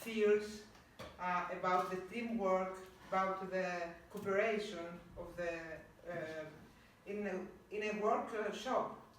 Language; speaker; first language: English; non-native, learner; Greek